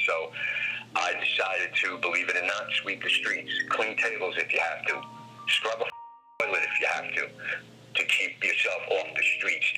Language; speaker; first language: English; native; English